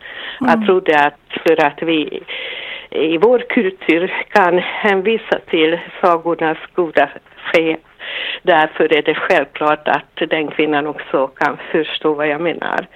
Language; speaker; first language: Swedish; non-native, fluent; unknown